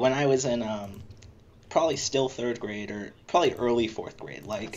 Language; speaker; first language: English; native; English